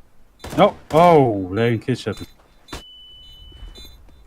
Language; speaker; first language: German; native; German